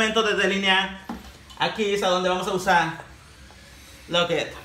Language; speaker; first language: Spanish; native; Spanish